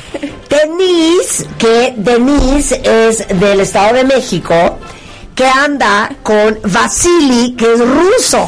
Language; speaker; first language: Spanish; native; Spanish